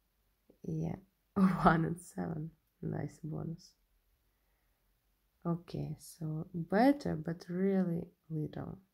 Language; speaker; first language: English; non-native, learner; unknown